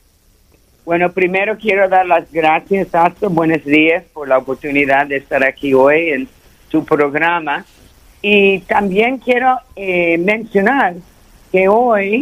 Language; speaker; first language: Spanish; early bilingual, heritage; Spanish